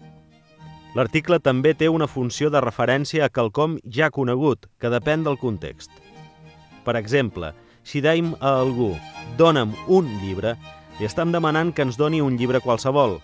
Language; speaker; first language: Catalan; native; Catalan